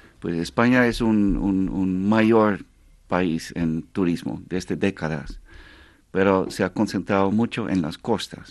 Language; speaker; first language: Spanish; non-native, fluent; Dutch